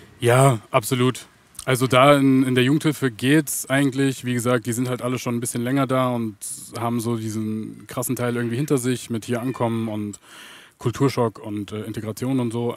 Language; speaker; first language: German; early bilingual, other home language; Arabic